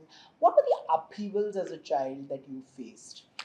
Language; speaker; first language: English; non-native, local second language; Hindi